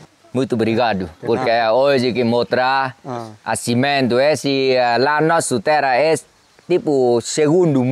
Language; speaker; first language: Portuguese; non-native, learner; Vietnamese